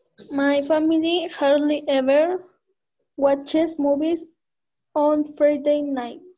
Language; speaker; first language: English; non-native, learner; Spanish